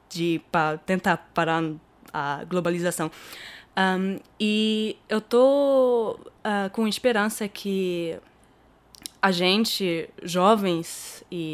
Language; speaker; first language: Portuguese; early bilingual, heritage; German